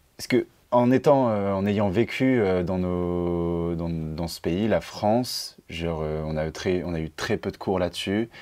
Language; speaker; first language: French; native; French